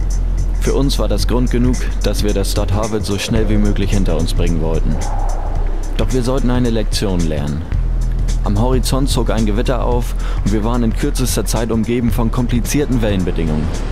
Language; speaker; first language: German; native; German